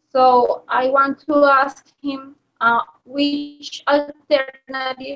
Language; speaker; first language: English; non-native, learner; Spanish